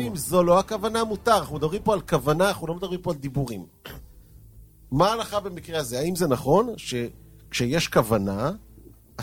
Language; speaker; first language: Hebrew; native; Hebrew